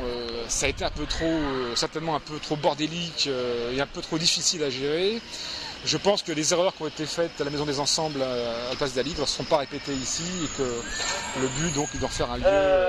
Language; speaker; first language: French; native; French